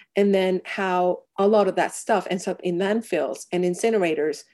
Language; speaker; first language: English; non-native, fluent; Spanish